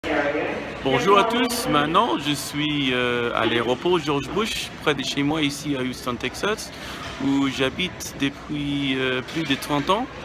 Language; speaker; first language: French; non-native, learner; English